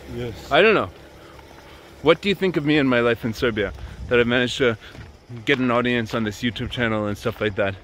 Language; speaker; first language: English; native; English